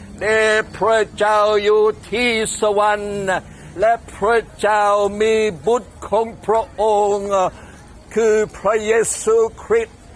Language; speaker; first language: Thai; non-native, fluent; English